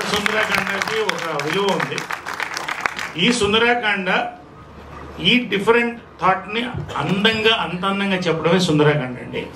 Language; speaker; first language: Telugu; native; Telugu